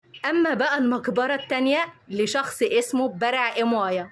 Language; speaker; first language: Arabic; native; Arabic